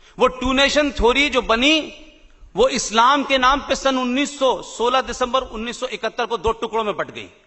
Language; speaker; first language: Hindi; native; Hindi